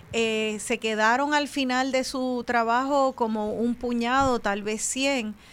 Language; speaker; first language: Spanish; native; Spanish